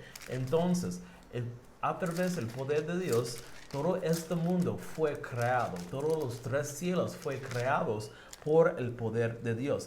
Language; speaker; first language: Spanish; non-native, learner; English